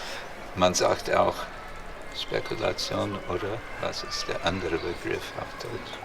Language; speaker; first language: German; non-native, fluent; English